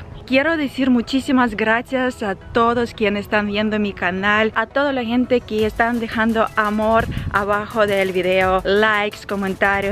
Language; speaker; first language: Spanish; non-native, fluent; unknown